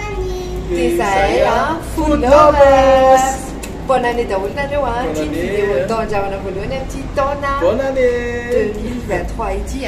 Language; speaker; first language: French; non-native, local second language; Malagasy